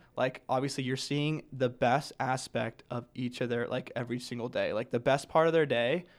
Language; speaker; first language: English; native; English